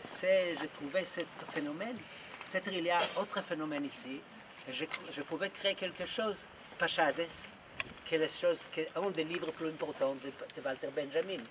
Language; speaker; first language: French; non-native, fluent; Hebrew